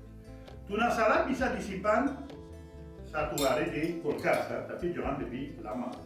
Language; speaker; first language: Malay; non-native, fluent; French